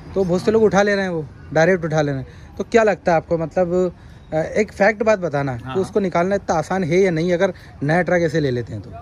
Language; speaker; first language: Hindi; native; Hindi